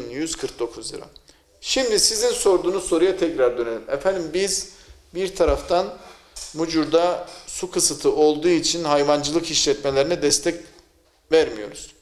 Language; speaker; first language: Turkish; native; Turkish